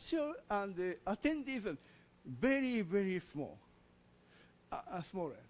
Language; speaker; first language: English; non-native, learner; Japanese